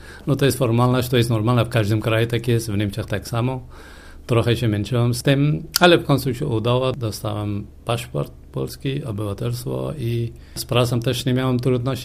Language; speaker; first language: Polish; non-native, fluent; Persian